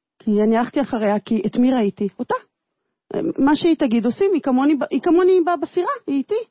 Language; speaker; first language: Hebrew; early bilingual, other home language; Russian